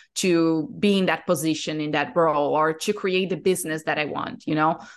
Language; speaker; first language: English; non-native, fluent; Portuguese